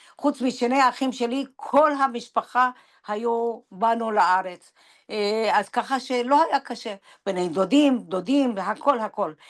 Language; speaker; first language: Hebrew; non-native, fluent; Persian